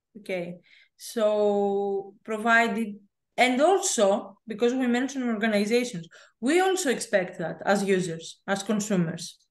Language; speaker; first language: English; non-native, fluent; Greek